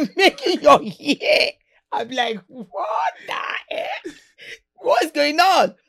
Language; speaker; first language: English; non-native, local second language; Yoruba